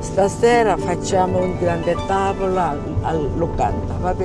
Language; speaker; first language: Italian; non-native, fluent; Korean